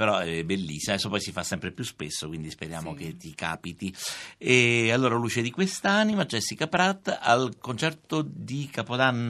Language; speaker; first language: Italian; native; Italian